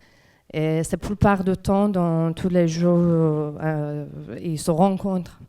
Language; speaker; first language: French; non-native, fluent; Persian